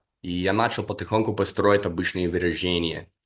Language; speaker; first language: Russian; non-native, fluent; English